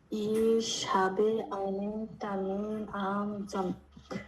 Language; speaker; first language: German; non-native, learner; Bangla